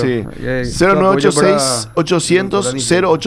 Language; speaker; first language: Spanish; native; Spanish